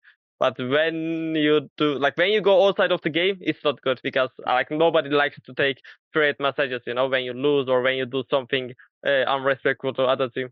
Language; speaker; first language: English; non-native, fluent; Turkish